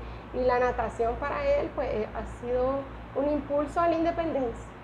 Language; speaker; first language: Spanish; native; Spanish